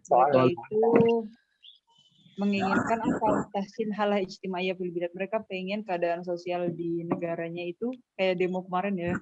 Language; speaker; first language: Indonesian; native; Indonesian